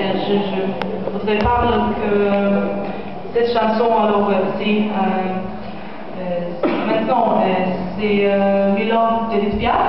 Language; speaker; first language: French; non-native, learner; Polish